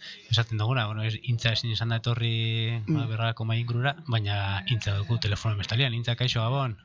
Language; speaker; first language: Basque; native; Basque